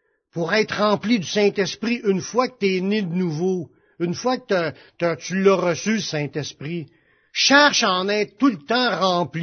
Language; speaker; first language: French; native; French